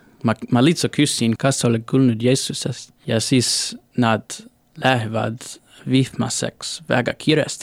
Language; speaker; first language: Estonian; non-native, learner; English